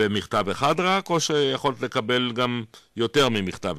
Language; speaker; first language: Hebrew; native; Hebrew